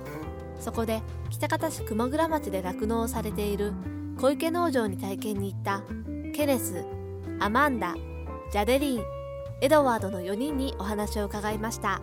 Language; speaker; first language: Japanese; native; Japanese